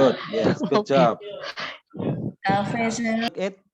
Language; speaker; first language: English; non-native, learner; Indonesian